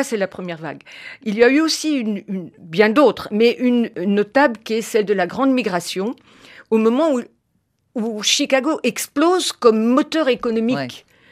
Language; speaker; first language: French; native; French